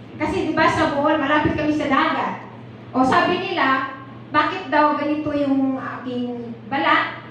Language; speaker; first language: Filipino; non-native, local second language; Cebuano